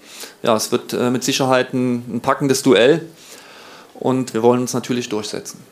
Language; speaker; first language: German; native; German